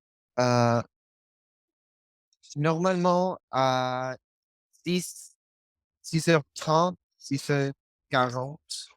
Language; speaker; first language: French; non-native, learner; Spanish